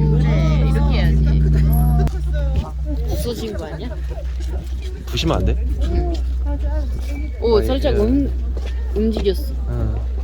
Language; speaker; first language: Korean; non-native, fluent; French